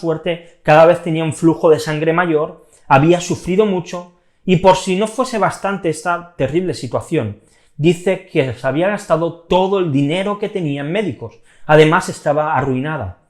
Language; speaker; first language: Spanish; native; Spanish